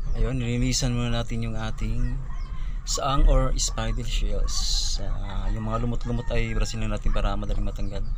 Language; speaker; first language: Filipino; non-native, local second language; Cebuano